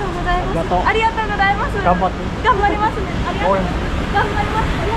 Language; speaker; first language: Japanese; native; Japanese